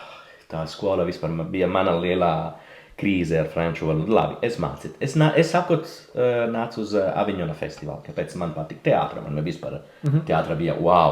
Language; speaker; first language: Latvian; non-native, learner; Italian